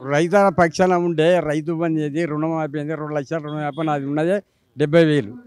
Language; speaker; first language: Telugu; native; Telugu